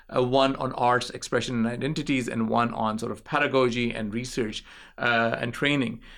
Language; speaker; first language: English; non-native, local second language; Urdu